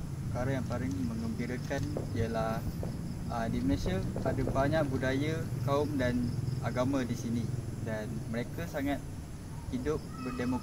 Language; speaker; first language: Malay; non-native, local second language; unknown